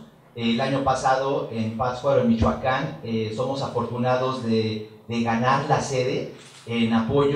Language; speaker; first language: Spanish; native; Spanish